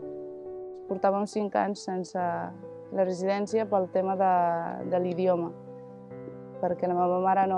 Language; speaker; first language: Catalan; early bilingual, other home language; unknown